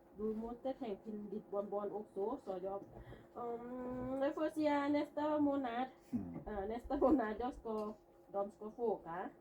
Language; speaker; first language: Swedish; non-native, learner; Thai